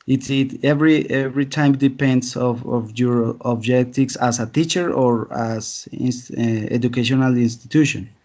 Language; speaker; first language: English; non-native, learner; Spanish